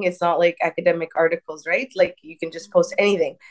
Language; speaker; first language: English; early bilingual, other home language; Tamil